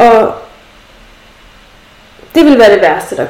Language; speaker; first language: Danish; native; Danish